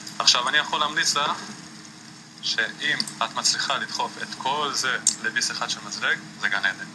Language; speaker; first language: Hebrew; non-native, fluent; Portuguese